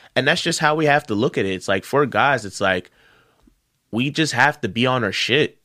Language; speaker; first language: English; early bilingual, other home language; Yoruba